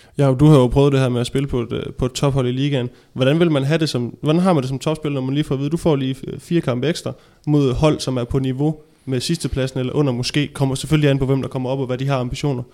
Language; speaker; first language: Danish; native; Danish